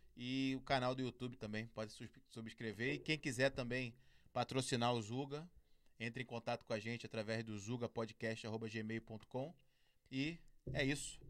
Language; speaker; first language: Portuguese; native; Portuguese